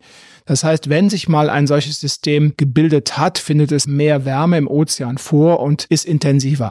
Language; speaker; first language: German; native; German